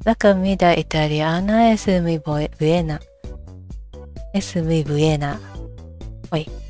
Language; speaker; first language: Spanish; non-native, learner; Japanese